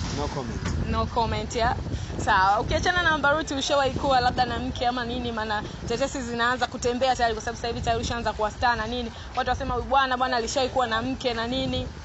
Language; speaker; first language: Swahili; native; Swahili